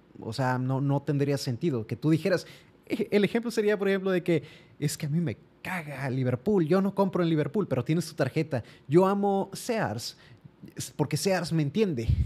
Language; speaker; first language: Spanish; native; Spanish